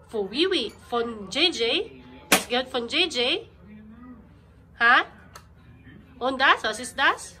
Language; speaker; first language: German; non-native, learner; Filipino